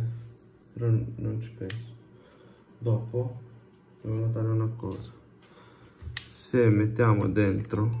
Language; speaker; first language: Italian; non-native, fluent; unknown